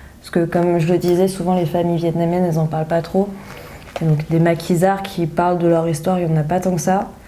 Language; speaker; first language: French; early bilingual, other home language; Vietnamese